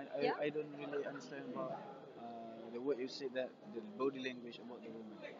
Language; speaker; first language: English; non-native, learner; Malay